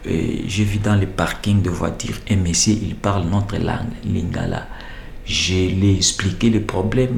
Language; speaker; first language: French; non-native, local second language; Lingala